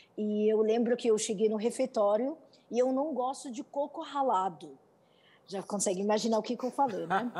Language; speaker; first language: Portuguese; non-native, fluent; Arabic